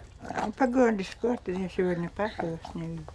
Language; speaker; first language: Russian; native; Russian